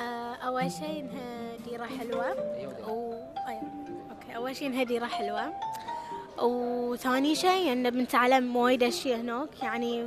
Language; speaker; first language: Arabic; native; Arabic